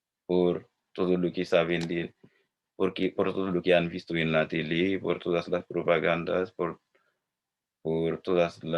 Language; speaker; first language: Spanish; non-native, fluent; Haitian Creole